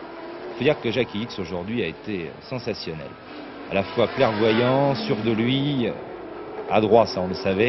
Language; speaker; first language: French; native; French